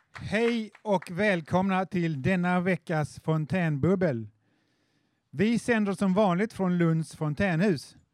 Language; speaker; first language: Swedish; native; Swedish